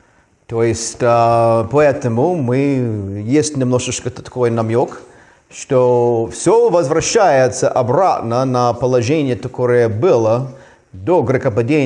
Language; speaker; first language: Russian; non-native, fluent; English